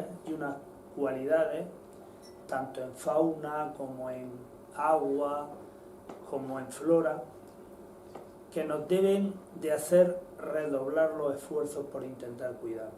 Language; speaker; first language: Spanish; native; Spanish